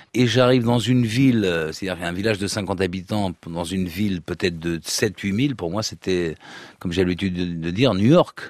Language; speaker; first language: French; early bilingual, other home language; Portuguese